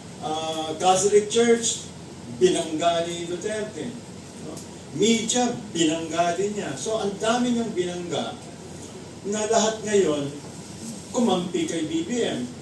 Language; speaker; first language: Filipino; native; Filipino